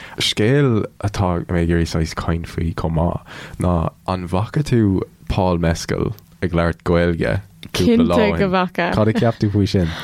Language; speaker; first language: Irish; non-native, local second language; English